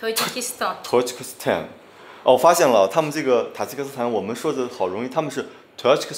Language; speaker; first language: Chinese; native; Chinese